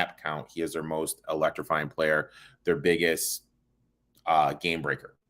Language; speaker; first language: English; native; English